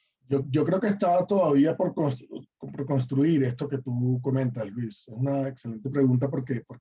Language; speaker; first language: Spanish; native; Spanish